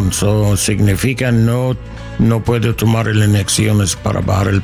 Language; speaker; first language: Spanish; non-native, learner; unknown